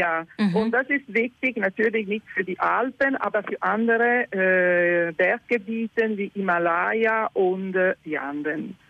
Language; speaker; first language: German; non-native, learner; Italian